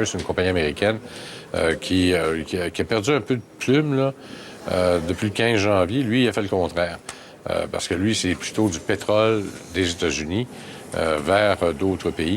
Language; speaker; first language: French; native; French